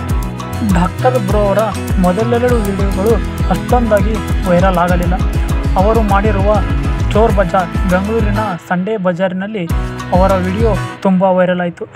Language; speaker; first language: Kannada; native; Kannada